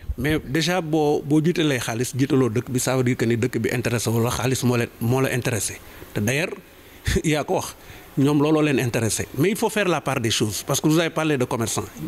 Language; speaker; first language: French; non-native, local second language; Wolof